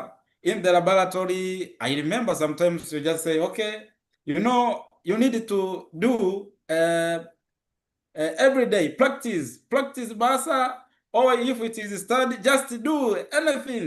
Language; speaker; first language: English; non-native, local second language; Swahili